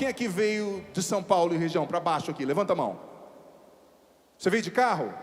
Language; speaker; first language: Portuguese; native; Portuguese